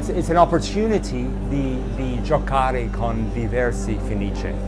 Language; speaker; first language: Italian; non-native, learner; English